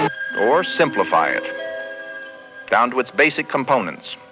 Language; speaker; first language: English; native; English